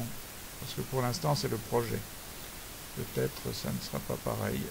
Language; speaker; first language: French; native; French